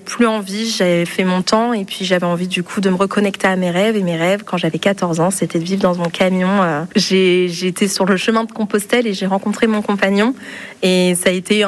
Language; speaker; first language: French; native; French